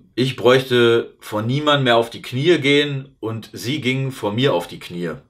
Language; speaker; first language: German; native; German